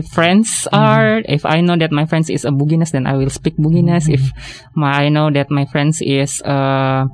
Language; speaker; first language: English; non-native, fluent; Indonesian